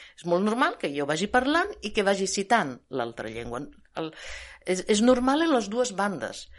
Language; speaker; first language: Catalan; non-native, fluent; Italian